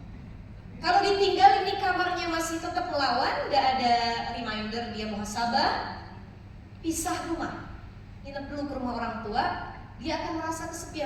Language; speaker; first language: Indonesian; native; Indonesian